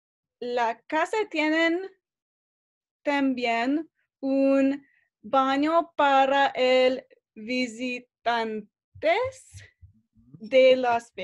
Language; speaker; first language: Spanish; non-native, learner; English